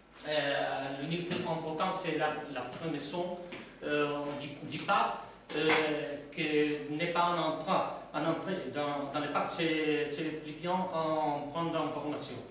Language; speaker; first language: French; non-native, learner; Spanish